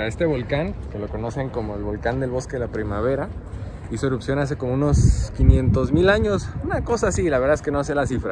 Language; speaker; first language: Spanish; native; Spanish